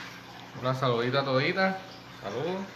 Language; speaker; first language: Spanish; native; Spanish